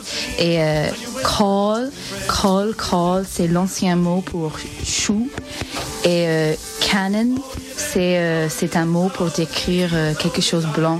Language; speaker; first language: French; non-native, fluent; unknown